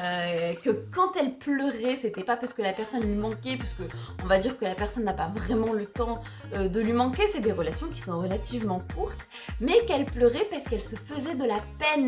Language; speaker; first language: French; native; French